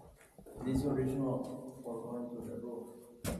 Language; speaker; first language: English; non-native, learner; Spanish